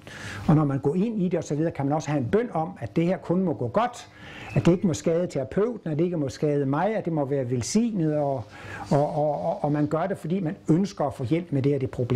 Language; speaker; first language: Danish; native; Danish